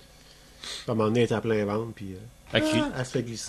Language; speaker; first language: French; native; French